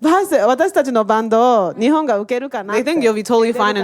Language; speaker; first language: Japanese; native; Japanese